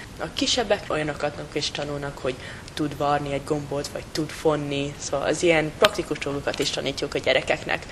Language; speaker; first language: Hungarian; early bilingual, heritage; English